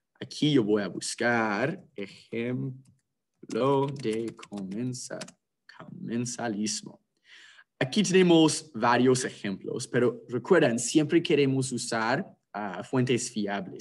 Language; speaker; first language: Spanish; non-native, fluent; English